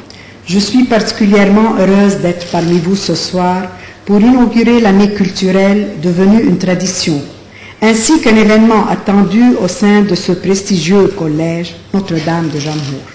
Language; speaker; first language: French; non-native, local second language; Arabic